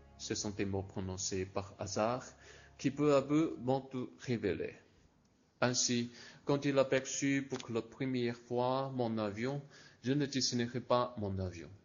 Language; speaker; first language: French; non-native, learner; Chinese